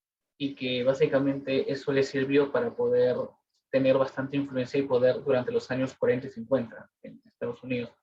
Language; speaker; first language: Spanish; native; Spanish